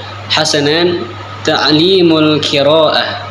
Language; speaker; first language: Arabic; non-native, learner; Indonesian